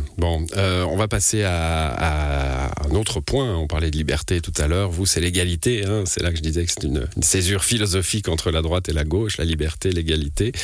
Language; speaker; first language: French; native; French